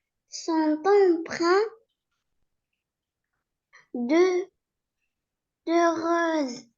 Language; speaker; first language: French; non-native, learner; Arabic